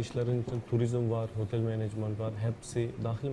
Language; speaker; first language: Turkish; non-native, learner; Urdu